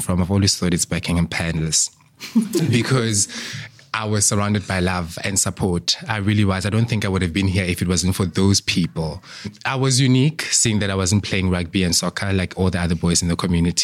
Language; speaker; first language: English; non-native, local second language; Southern Sotho